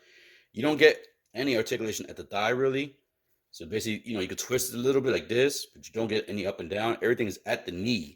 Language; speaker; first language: English; native; English